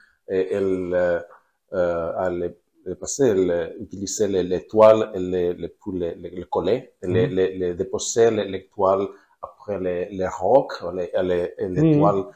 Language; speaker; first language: French; non-native, learner; Spanish